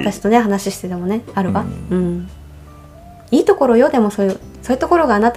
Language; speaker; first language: Japanese; native; Japanese